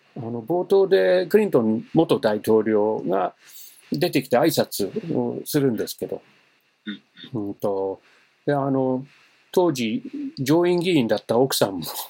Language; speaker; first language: Japanese; non-native, fluent; English